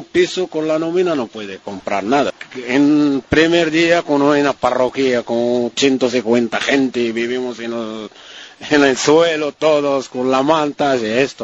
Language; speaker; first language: Spanish; non-native, learner; Arabic